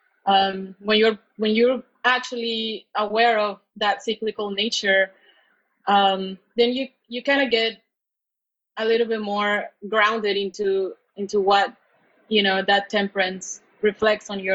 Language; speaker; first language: English; non-native, fluent; Spanish